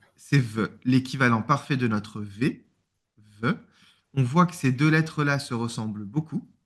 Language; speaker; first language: French; native; French